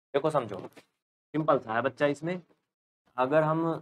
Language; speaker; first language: Hindi; native; Hindi